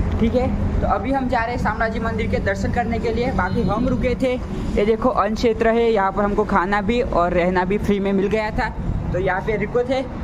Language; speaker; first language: Hindi; non-native, local second language; Gujarati